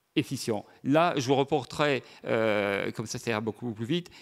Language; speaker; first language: French; native; French